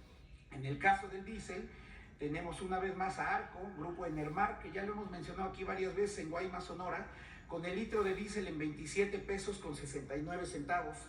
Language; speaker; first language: Spanish; native; Spanish